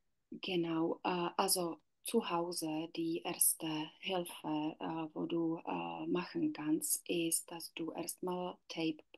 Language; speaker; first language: German; non-native, learner; Czech